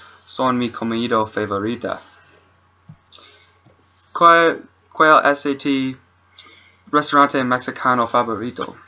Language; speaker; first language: Spanish; non-native, learner; English